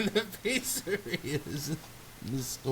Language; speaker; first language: English; native; English